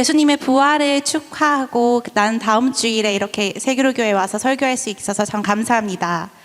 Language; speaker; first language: Korean; native; Korean